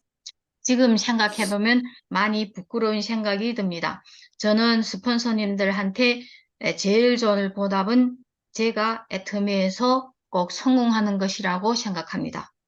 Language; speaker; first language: Korean; early bilingual, heritage; Korean